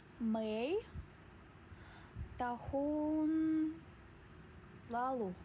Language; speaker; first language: Indonesian; non-native, learner; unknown